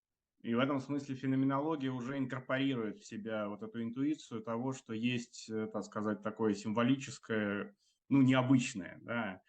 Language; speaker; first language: Russian; native; Russian